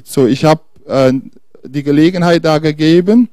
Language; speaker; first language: German; non-native, fluent; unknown